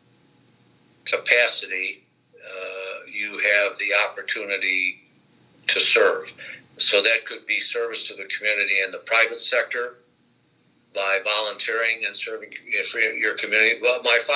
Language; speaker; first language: English; native; English